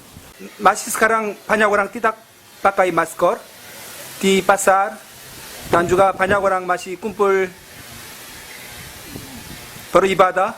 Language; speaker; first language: Indonesian; non-native, learner; Korean